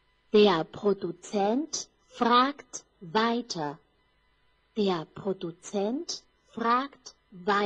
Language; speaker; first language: German; non-native, fluent; Chinese